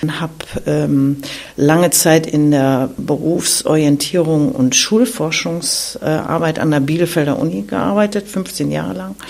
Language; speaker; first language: German; native; German